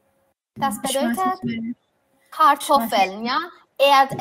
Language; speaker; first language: German; non-native, fluent; Persian